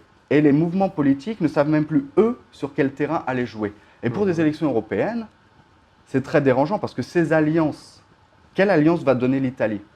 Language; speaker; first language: French; native; French